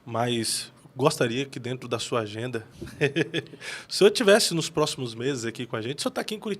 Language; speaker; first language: Portuguese; native; Portuguese